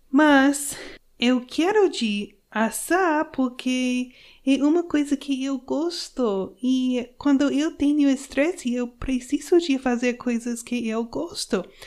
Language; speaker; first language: Portuguese; non-native, learner; English